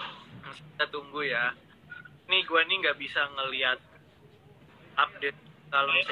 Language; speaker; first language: Indonesian; native; Indonesian